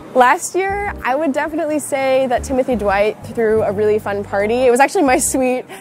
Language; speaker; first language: English; native; English